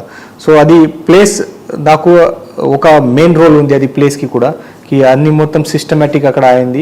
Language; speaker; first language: Telugu; non-native, learner; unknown